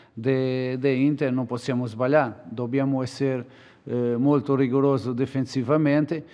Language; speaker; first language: Italian; non-native, fluent; Portuguese